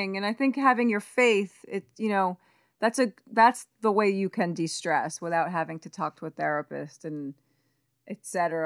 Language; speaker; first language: English; early bilingual, other home language; Spanish